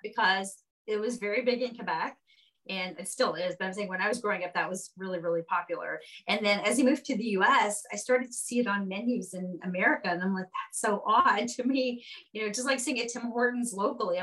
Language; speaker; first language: English; native; English